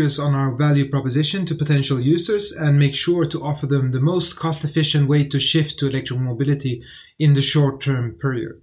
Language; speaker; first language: English; non-native, fluent; Swedish